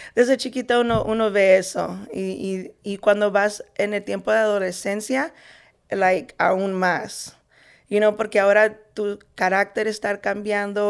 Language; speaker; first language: Spanish; early bilingual, heritage; Spanish